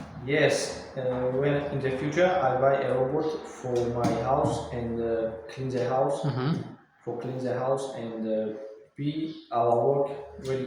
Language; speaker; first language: English; non-native, learner; Tajik